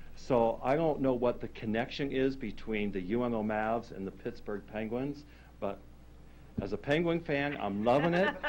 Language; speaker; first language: English; native; English